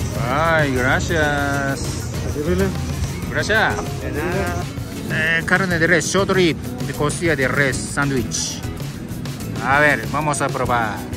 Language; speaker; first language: Spanish; non-native, learner; Japanese